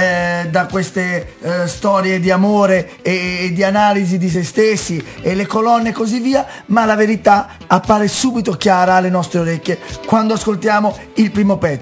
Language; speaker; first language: Italian; native; Italian